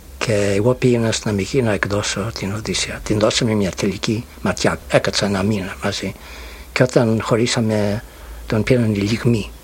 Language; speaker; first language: Greek; early bilingual, heritage; Greek